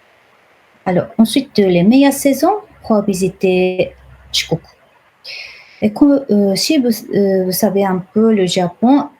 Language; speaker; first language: French; non-native, fluent; Japanese